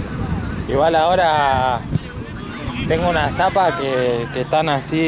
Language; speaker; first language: Spanish; native; Spanish